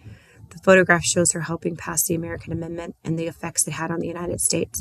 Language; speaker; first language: English; native; English